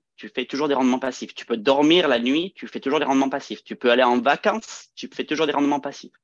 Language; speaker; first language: French; early bilingual, heritage; French